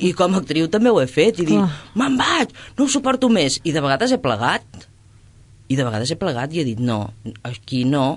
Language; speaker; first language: Catalan; native; Catalan